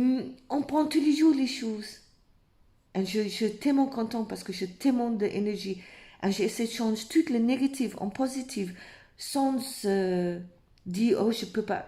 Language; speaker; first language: French; non-native, fluent; English